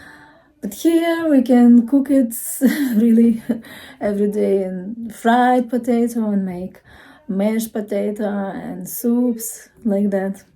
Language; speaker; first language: English; non-native, fluent; Russian